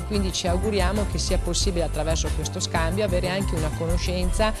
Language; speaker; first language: Italian; native; Italian